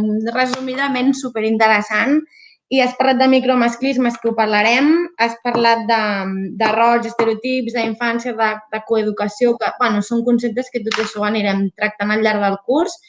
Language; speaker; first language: Catalan; native; Catalan